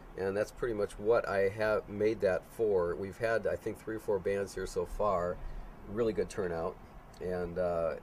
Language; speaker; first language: English; native; English